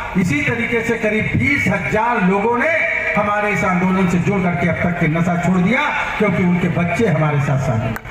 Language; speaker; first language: Hindi; native; Hindi